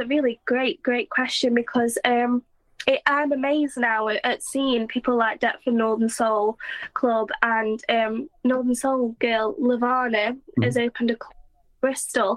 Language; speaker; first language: English; native; English